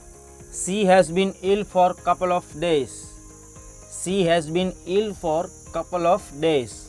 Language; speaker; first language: English; non-native, fluent; Hindi